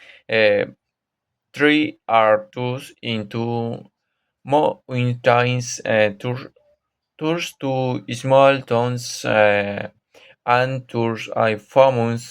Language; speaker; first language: English; non-native, learner; Spanish